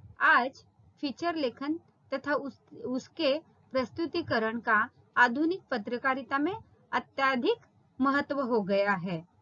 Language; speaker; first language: Hindi; non-native, local second language; Marathi